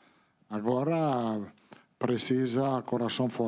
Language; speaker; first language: Portuguese; non-native, learner; Italian